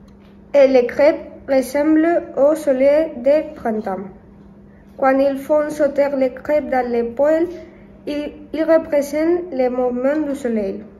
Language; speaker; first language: French; non-native, learner; Spanish